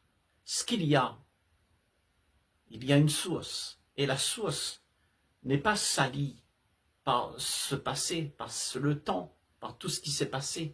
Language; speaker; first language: French; native; French